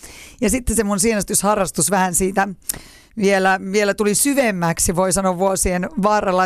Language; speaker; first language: Finnish; native; Finnish